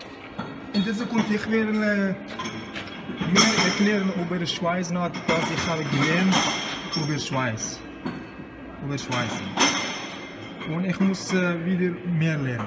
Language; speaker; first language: German; non-native, learner; Persian